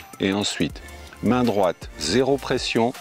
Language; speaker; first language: French; native; French